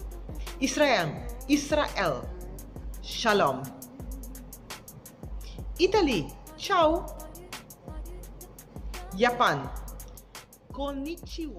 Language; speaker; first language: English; non-native, fluent; Papiamento